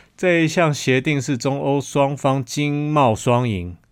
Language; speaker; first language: Chinese; native; Chinese